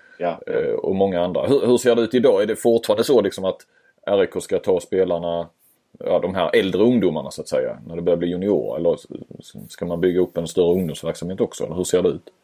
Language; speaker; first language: Swedish; native; Swedish